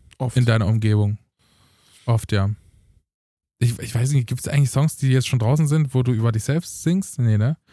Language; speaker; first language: German; early bilingual, other home language; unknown